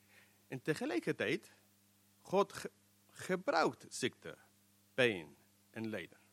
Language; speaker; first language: Dutch; non-native, fluent; English